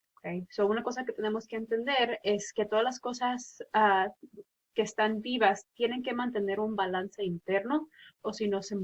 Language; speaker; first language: Spanish; early bilingual, heritage; Spanish